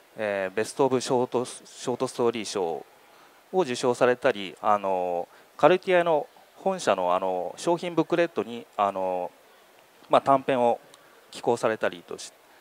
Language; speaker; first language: Japanese; native; Japanese